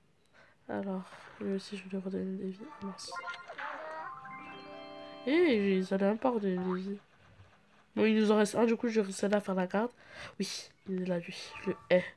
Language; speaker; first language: French; native; French